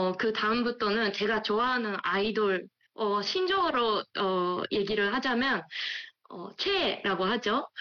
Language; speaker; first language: Korean; non-native, fluent; Japanese